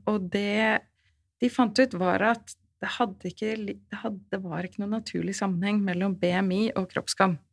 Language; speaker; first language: Norwegian; native; Norwegian